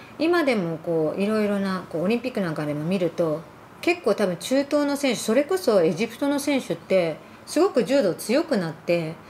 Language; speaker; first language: Japanese; early bilingual, other home language; Arabic